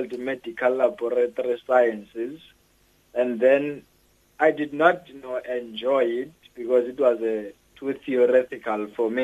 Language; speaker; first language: English; non-native, local second language; Xhosa